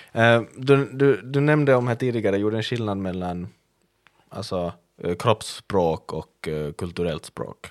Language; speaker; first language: Swedish; native; Swedish